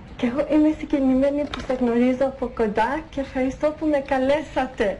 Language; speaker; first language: Greek; early bilingual, heritage; Greek